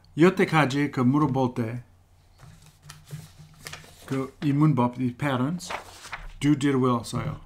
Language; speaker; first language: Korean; non-native, fluent; English